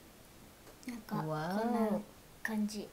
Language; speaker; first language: Japanese; early bilingual, other home language; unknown